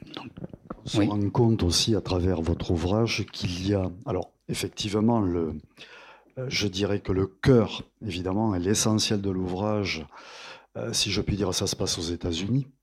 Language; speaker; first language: French; native; French